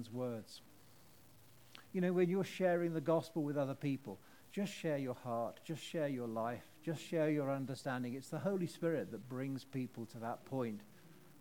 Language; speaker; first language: English; native; English